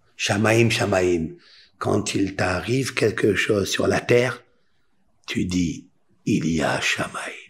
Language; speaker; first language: French; non-native, local second language; Spanish